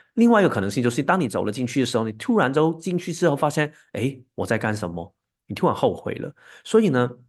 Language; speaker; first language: Chinese; non-native, local second language; Cantonese